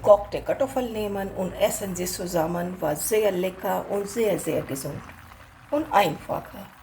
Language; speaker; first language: German; non-native, learner; Hindi